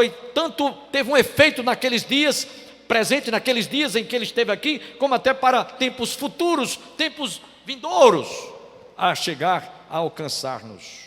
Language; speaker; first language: Portuguese; native; Portuguese